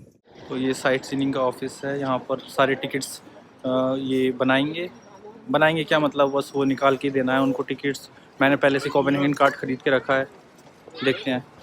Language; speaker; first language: Hindi; native; Hindi